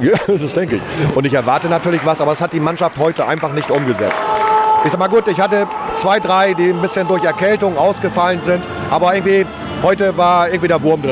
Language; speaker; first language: German; native; German